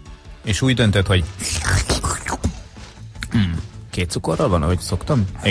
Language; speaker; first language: Hungarian; native; Hungarian